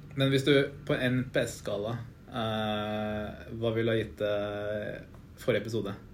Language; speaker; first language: Norwegian; early bilingual, other home language; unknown